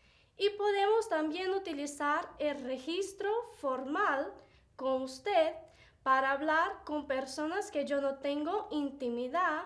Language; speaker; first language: Spanish; non-native, fluent; Portuguese